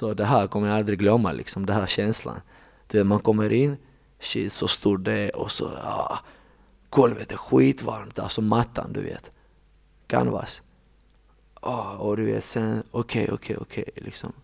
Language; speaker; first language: Swedish; non-native, fluent; Russian